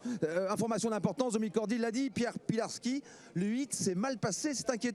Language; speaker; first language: French; native; French